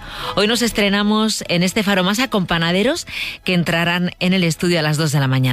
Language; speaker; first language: Spanish; native; Spanish